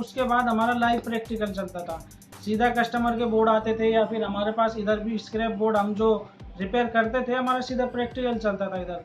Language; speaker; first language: Hindi; native; Hindi